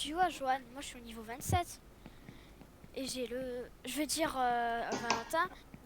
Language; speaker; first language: French; native; French